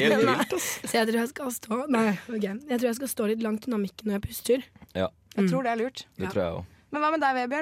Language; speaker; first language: Norwegian; native; Norwegian